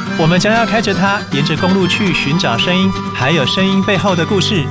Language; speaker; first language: Chinese; native; Chinese